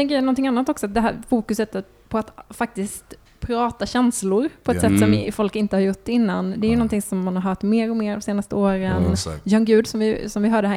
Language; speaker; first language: Swedish; native; Swedish